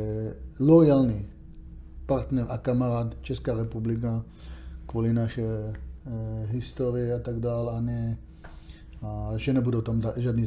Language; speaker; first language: Czech; non-native, learner; Hebrew